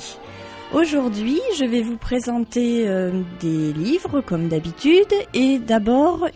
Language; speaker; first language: French; native; French